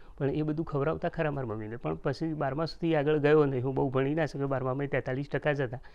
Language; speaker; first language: Gujarati; native; Gujarati